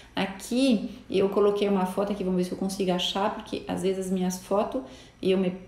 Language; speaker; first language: Portuguese; non-native, fluent; French